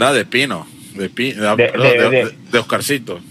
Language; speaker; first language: Spanish; native; Spanish